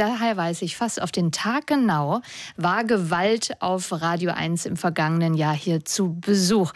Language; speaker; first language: German; native; German